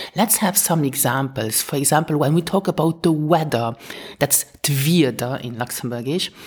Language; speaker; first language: English; non-native, fluent; Luxembourgish